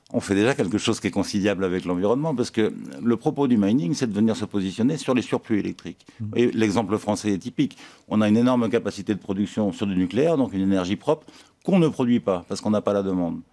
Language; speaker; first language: French; native; French